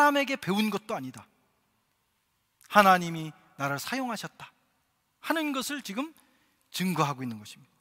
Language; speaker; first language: Korean; native; Korean